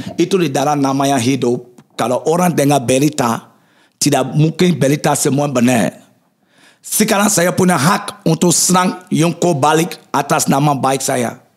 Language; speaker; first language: Indonesian; non-native, fluent; English